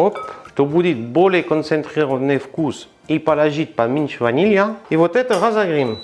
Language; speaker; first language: Russian; non-native, learner; French